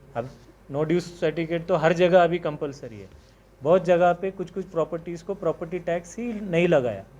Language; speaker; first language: Hindi; non-native, local second language; Marathi